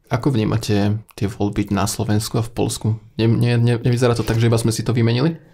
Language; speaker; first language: Slovak; native; Slovak